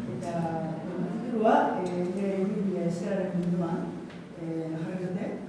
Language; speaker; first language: Basque; non-native, fluent; Japanese